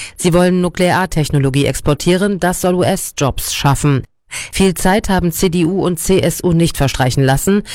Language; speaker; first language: German; native; German